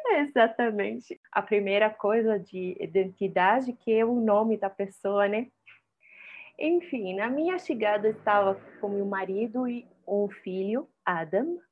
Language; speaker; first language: Portuguese; non-native, fluent; Arabic